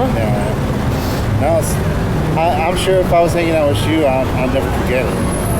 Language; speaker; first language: English; native; English